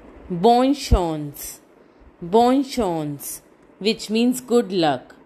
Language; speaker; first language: English; non-native, local second language; Hindi